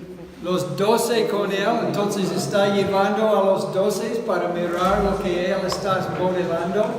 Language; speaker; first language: Spanish; non-native, fluent; English